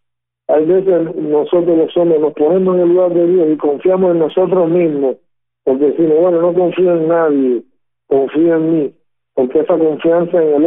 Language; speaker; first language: Spanish; native; Spanish